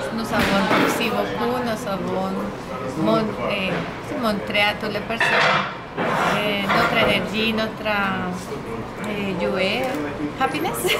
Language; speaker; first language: French; non-native, learner; Spanish